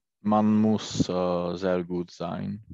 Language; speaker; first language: German; non-native, learner; Czech